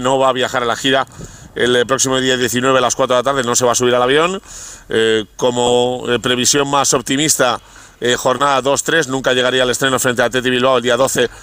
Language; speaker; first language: Spanish; native; Spanish